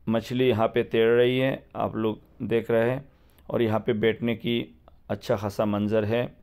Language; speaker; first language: Hindi; non-native, fluent; Bangla